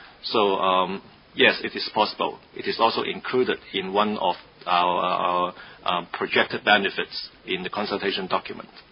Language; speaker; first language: English; non-native, local second language; Cantonese